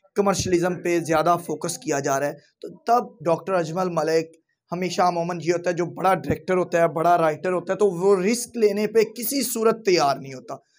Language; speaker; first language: Urdu; non-native, local second language; Punjabi